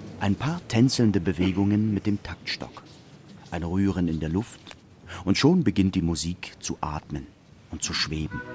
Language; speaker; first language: German; native; German